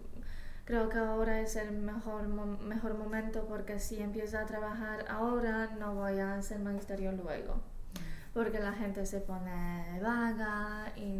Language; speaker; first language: Spanish; non-native, fluent; Polish